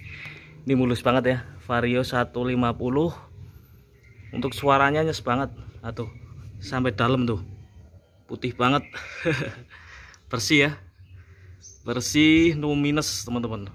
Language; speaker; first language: Indonesian; native; Indonesian